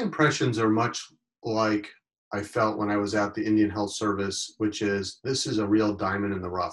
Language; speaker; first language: English; native; English